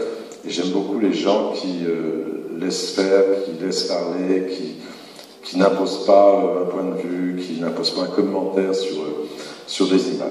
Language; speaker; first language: French; native; French